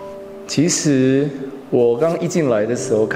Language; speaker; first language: Chinese; non-native, fluent; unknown